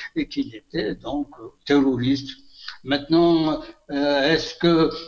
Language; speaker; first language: French; non-native, local second language; Kabyle